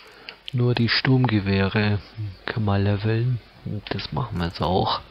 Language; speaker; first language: German; native; German